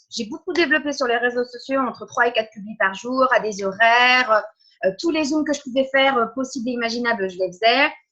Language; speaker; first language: French; early bilingual, other home language; Portuguese